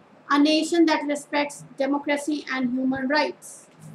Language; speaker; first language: Hindi; non-native, local second language; Punjabi